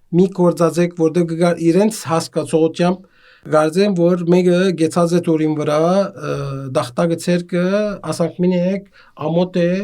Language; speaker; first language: Armenian; native; Armenian